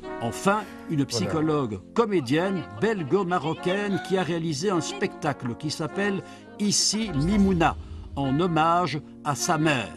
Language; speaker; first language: French; native; French